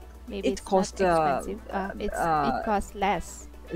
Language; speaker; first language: English; non-native, fluent; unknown